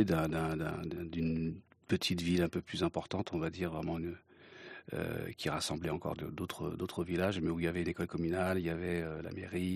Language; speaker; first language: French; early bilingual, other home language; Kabyle